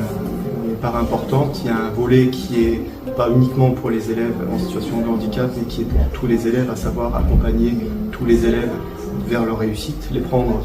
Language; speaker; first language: French; native; French